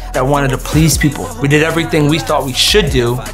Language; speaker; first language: English; native; English